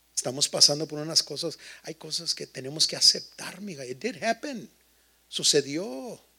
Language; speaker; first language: Spanish; early bilingual, heritage; Spanish